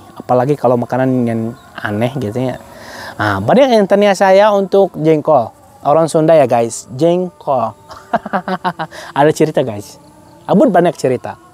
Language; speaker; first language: Indonesian; non-native, fluent; Arabic